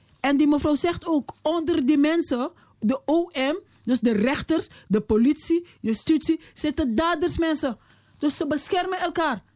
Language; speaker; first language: Dutch; native; Dutch